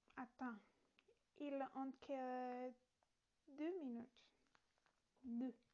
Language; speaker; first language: French; non-native, learner; Italian